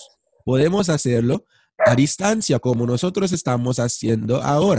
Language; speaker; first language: Spanish; non-native, fluent; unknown